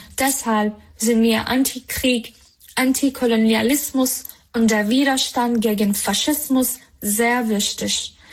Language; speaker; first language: German; non-native, fluent; Persian